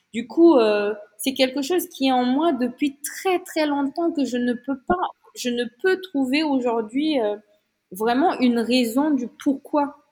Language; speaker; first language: French; non-native, local second language; Malagasy